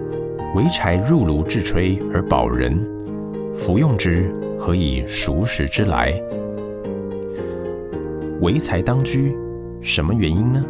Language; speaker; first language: Chinese; native; Chinese